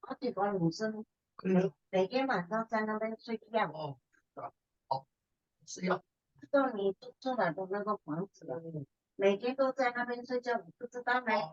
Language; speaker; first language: Chinese; early bilingual, heritage; Chinese